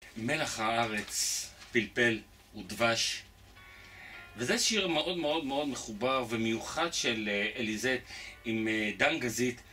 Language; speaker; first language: Hebrew; native; Hebrew